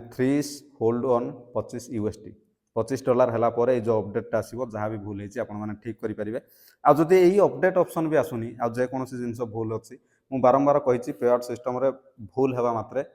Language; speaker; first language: Odia; native; Odia